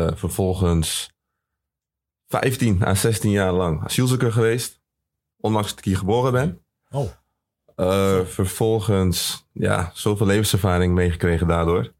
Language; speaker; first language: Dutch; early bilingual, other home language; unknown